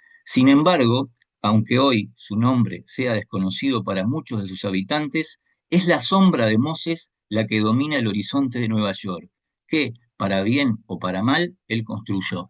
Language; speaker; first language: Spanish; native; Spanish